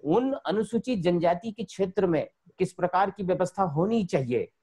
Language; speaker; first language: Hindi; native; Hindi